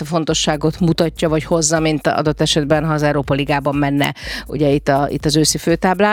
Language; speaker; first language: Hungarian; native; Hungarian